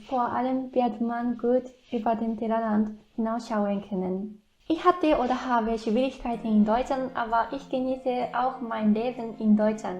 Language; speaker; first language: German; non-native, fluent; Japanese